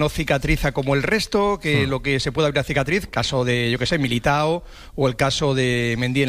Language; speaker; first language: Spanish; native; Spanish